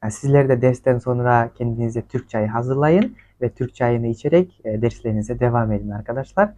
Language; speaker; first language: Turkish; non-native, fluent; Kyrgyz